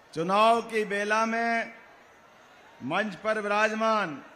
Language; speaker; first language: Hindi; native; Hindi